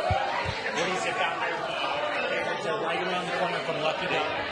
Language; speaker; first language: English; native; English